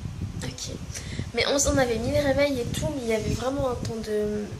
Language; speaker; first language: French; native; French